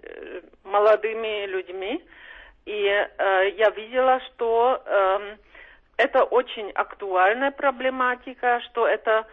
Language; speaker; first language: Russian; non-native, fluent; Czech